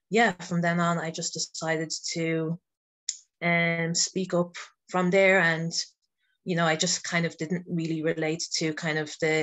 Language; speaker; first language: English; native; English